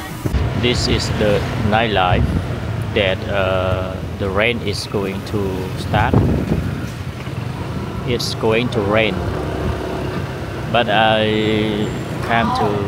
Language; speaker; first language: English; non-native, learner; Khmer